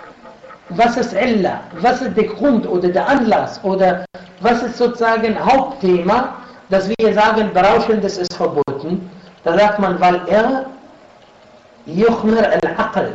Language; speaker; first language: German; non-native, fluent; Arabic